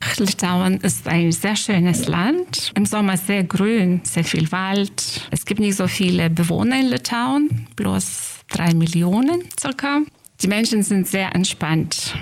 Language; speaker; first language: German; non-native, fluent; Lithuanian